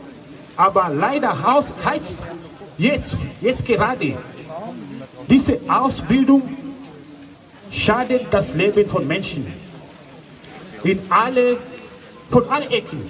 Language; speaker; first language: German; non-native, fluent; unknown